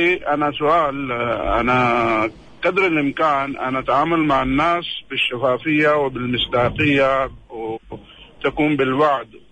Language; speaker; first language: Arabic; non-native, learner; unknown